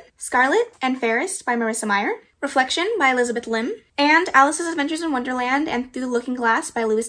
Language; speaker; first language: English; native; English